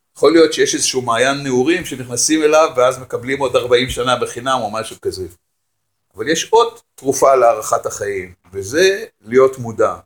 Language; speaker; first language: Hebrew; native; Hebrew